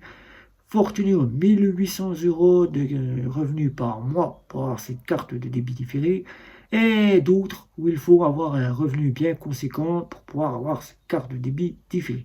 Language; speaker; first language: French; native; French